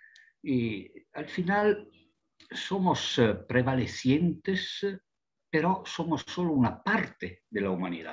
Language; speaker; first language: Spanish; non-native, fluent; Italian